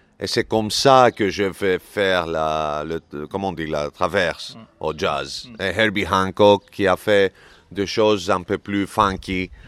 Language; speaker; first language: French; non-native, learner; Greek